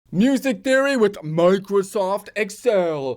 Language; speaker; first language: English; native; English